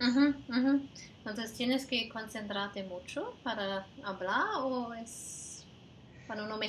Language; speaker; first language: Spanish; non-native, fluent; Portuguese